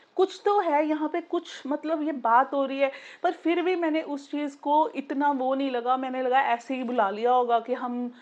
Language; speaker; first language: Hindi; native; Hindi